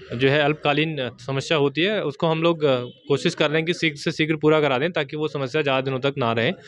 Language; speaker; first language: Hindi; native; Hindi